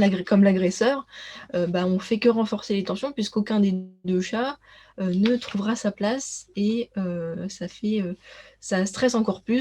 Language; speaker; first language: French; native; French